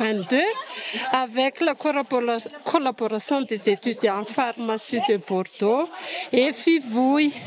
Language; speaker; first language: French; non-native, local second language; Malagasy